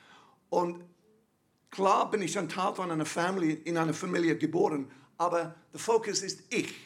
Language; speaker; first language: German; non-native, fluent; English